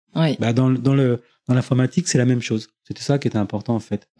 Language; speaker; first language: French; native; French